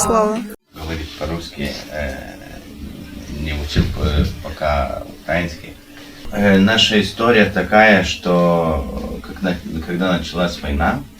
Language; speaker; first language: Russian; non-native, learner; Lithuanian